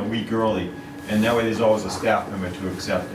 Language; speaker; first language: English; native; English